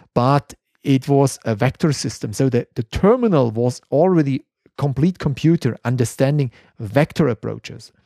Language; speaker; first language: English; non-native, fluent; German